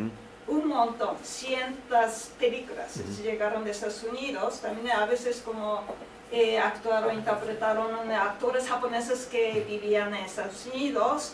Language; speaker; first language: Spanish; non-native, fluent; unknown